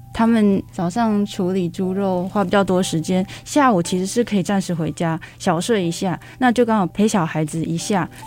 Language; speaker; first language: Chinese; native; Chinese